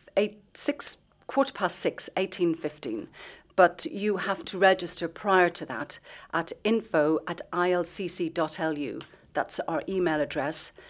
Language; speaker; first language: English; native; English